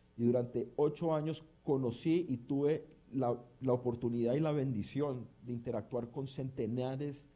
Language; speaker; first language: Spanish; early bilingual, heritage; Spanish